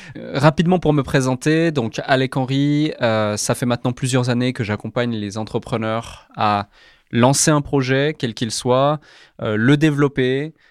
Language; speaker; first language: French; native; French